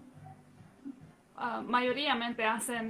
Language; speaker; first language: Spanish; non-native, fluent; Hungarian